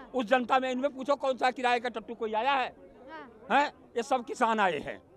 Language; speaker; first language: Hindi; native; Hindi